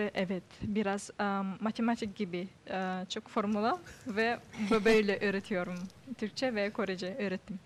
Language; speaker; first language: Turkish; non-native, learner; Yakut